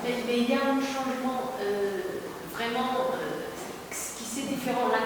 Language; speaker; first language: French; non-native, learner; Portuguese